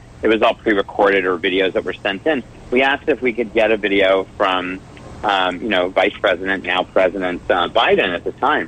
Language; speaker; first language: English; native; English